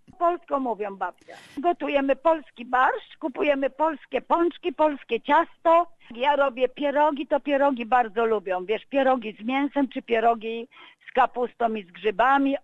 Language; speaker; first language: Polish; native; Polish